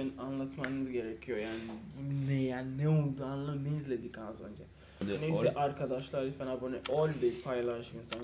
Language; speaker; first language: Turkish; non-native, learner; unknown